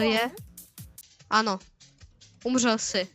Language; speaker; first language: Czech; early bilingual, other home language; Russian